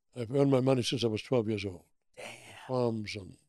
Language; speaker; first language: English; early bilingual, other home language; German